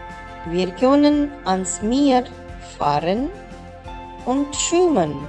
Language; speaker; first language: German; non-native, learner; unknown